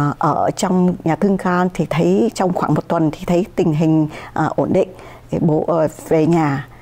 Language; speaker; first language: Vietnamese; native; Vietnamese